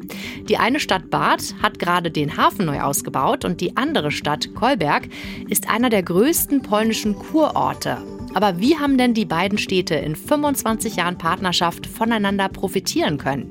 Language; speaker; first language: German; native; German